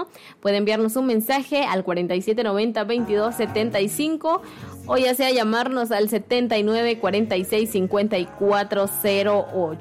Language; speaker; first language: Spanish; native; Spanish